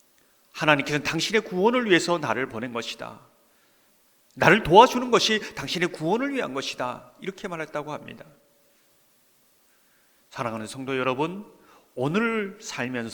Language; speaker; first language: Korean; native; Korean